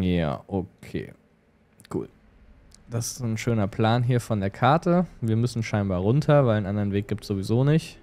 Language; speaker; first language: German; native; German